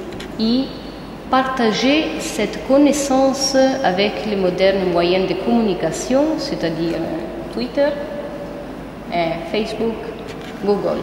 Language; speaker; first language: French; non-native, fluent; Italian